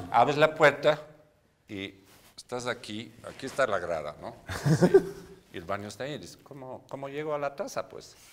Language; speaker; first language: Spanish; non-native, fluent; German